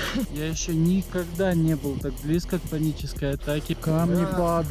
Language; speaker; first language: Russian; native; Russian